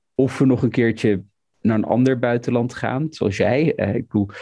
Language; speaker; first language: Dutch; native; Dutch